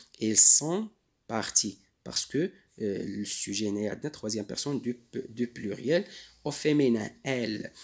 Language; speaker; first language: French; non-native, local second language; Arabic